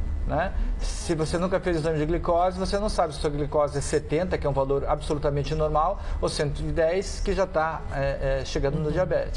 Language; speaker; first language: Portuguese; native; Portuguese